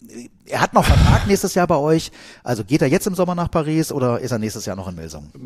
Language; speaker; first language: German; native; German